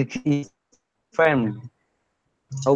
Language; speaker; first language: English; non-native, fluent; Spanish